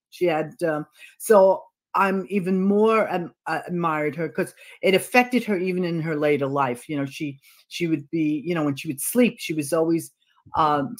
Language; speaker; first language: English; native; English